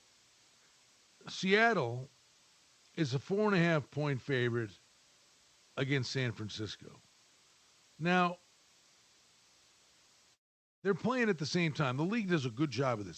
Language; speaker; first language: English; native; English